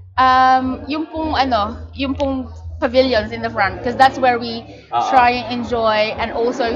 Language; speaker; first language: English; non-native, local second language; Filipino